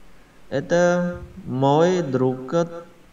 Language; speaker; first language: Russian; non-native, learner; Vietnamese